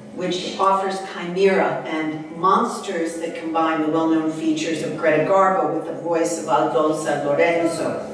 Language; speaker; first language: English; native; English